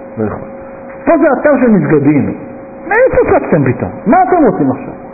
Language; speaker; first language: Hebrew; native; Hebrew